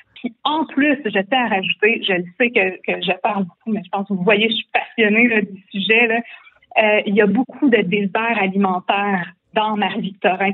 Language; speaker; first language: French; native; French